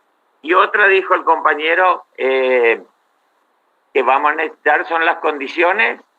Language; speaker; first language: Spanish; native; Spanish